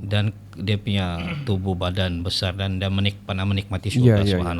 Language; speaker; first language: Malay; native; Malay